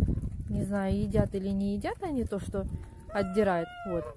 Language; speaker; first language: Russian; native; Russian